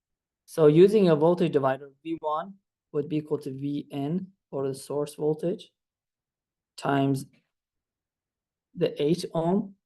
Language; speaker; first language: English; non-native, fluent; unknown